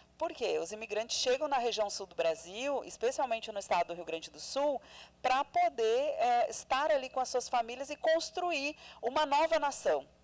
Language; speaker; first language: Portuguese; non-native, local second language; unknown